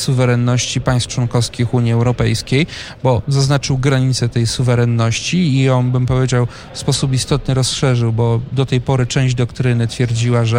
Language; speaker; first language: Polish; native; Polish